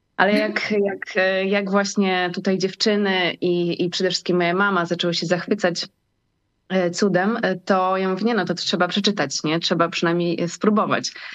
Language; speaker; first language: Polish; native; Polish